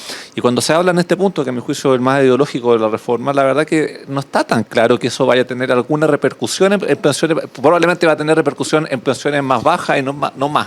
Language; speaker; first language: Spanish; native; Spanish